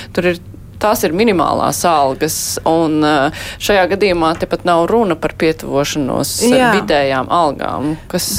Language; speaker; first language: Latvian; native; Latvian